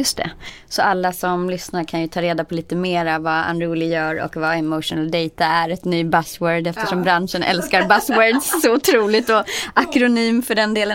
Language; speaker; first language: Swedish; native; Swedish